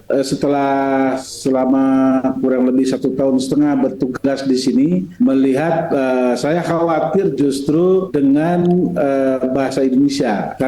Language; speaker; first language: Indonesian; native; Indonesian